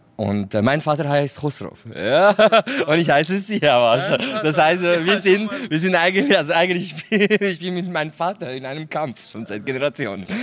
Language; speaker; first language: German; non-native, fluent; Kurdish